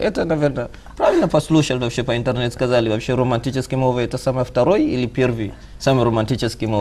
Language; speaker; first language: Russian; non-native, learner; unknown